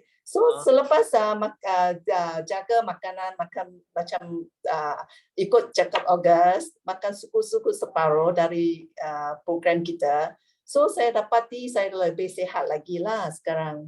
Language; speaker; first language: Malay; non-native, local second language; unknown